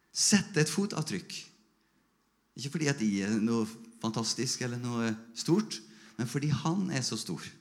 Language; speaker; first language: Norwegian; native; Norwegian